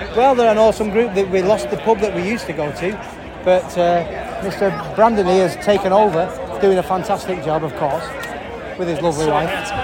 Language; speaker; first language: English; native; English